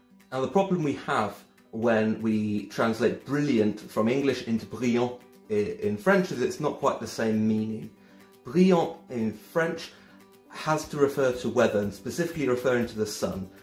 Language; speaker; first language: English; native; English